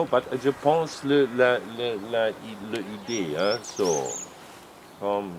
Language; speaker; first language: French; non-native, learner; German